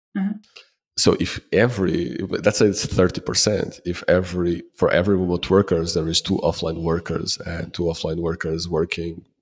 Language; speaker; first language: English; non-native, fluent; Portuguese